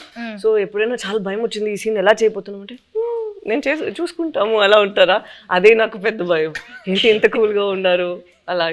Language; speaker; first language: Telugu; non-native, fluent; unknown